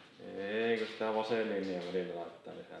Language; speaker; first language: Finnish; native; Finnish